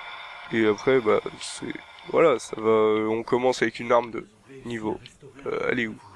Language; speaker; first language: French; native; French